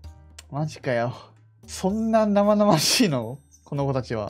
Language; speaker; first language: Japanese; native; Japanese